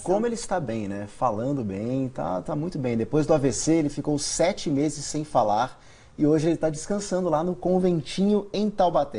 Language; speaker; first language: Portuguese; native; Portuguese